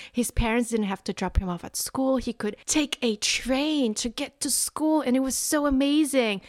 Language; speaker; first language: English; non-native, fluent; Polish